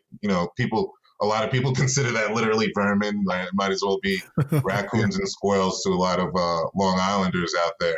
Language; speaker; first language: English; native; English